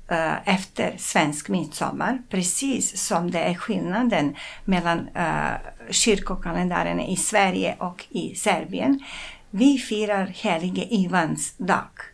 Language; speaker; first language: Swedish; non-native, fluent; Serbian